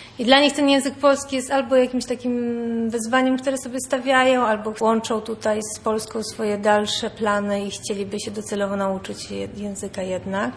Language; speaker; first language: Polish; native; Polish